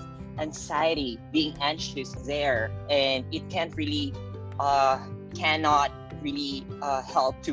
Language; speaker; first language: English; non-native, local second language; Filipino